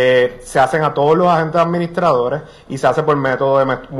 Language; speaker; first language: Spanish; native; Spanish